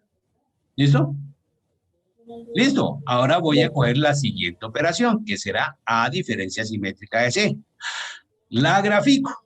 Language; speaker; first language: Spanish; native; Spanish